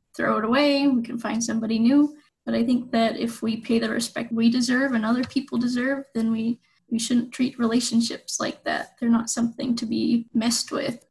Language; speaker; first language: English; native; English